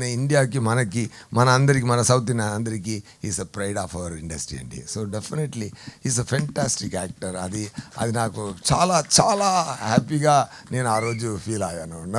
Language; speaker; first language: Telugu; non-native, fluent; Tamil